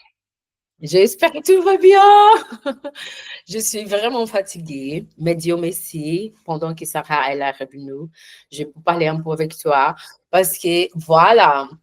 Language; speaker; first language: French; non-native, learner; Portuguese